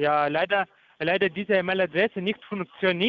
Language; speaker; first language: German; non-native, learner; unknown